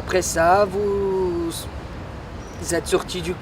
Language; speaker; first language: French; non-native, learner; Portuguese